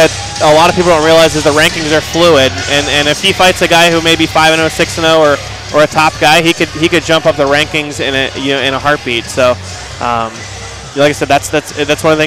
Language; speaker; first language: English; native; English